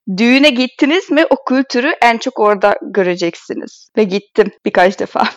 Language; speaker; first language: Turkish; non-native, fluent; Hungarian